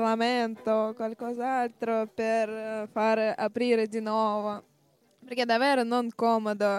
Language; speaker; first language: Italian; non-native, learner; Russian